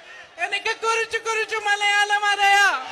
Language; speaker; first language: Malayalam; non-native, learner; Hindi